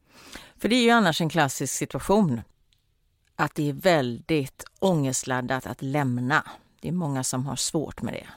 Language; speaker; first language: Swedish; native; Swedish